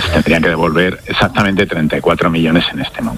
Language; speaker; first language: Spanish; native; Spanish